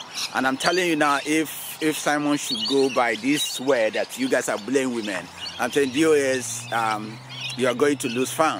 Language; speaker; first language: English; non-native, local second language; Igbo